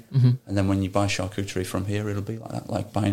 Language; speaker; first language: English; native; English